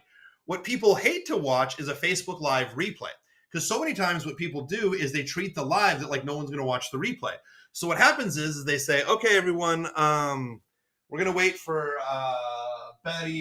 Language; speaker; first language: English; native; English